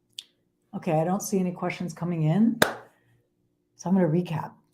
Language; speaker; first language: English; native; English